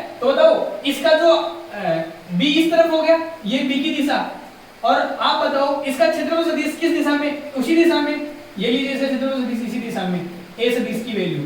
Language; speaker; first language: Hindi; native; Hindi